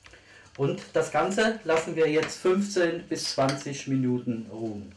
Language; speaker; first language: German; native; German